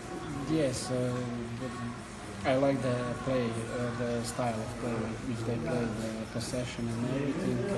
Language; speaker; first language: English; non-native, learner; Croatian